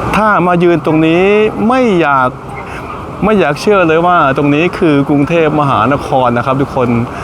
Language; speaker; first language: Thai; native; Thai